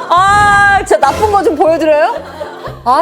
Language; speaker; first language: Korean; native; Korean